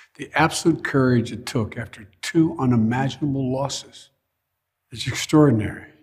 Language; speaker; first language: English; native; English